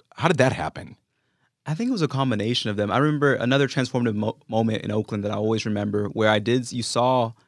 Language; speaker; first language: English; native; English